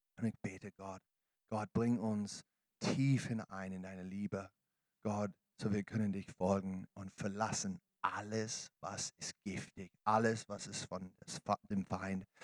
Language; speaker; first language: German; non-native, learner; English